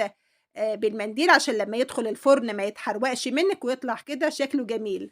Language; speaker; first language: Arabic; native; Arabic